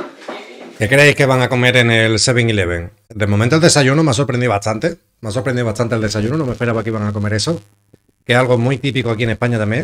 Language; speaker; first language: Spanish; native; Spanish